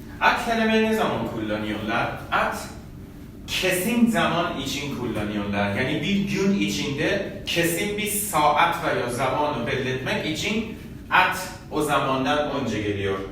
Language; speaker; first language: Turkish; non-native, fluent; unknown